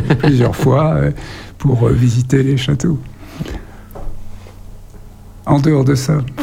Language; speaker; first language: French; native; French